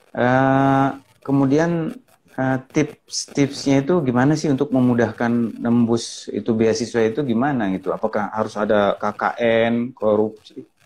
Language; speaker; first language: Indonesian; native; Indonesian